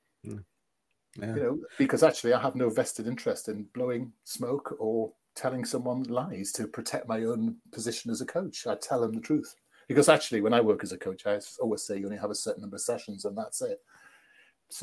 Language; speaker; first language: English; native; English